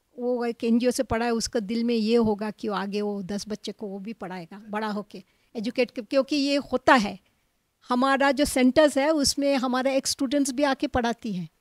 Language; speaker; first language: Hindi; non-native, local second language; Bangla